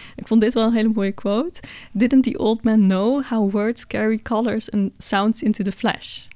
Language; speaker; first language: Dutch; early bilingual, other home language; Persian